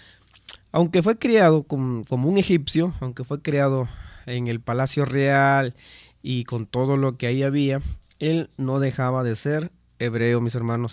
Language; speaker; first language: Spanish; native; Spanish